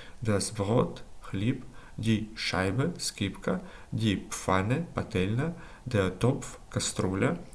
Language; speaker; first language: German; non-native, learner; Ukrainian